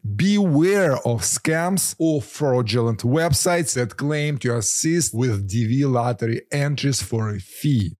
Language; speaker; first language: English; non-native, fluent; Ukrainian